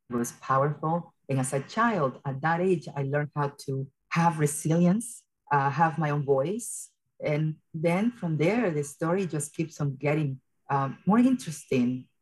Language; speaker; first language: English; early bilingual, other home language; Spanish